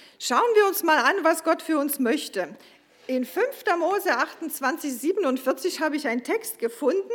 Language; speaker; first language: German; non-native, fluent; Croatian